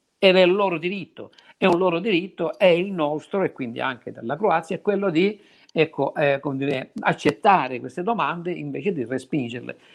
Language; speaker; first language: Italian; native; Italian